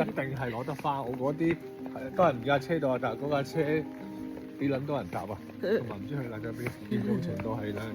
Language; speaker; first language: Cantonese; native; Cantonese